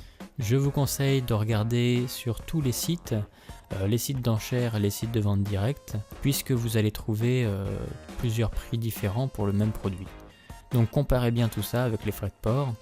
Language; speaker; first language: French; native; French